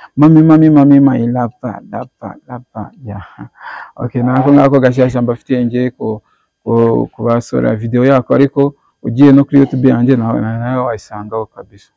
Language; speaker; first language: Kinyarwanda; native; Kinyarwanda